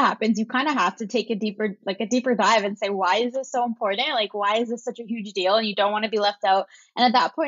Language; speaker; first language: English; native; English